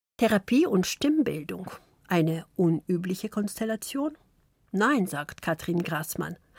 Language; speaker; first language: German; early bilingual, other home language; Polish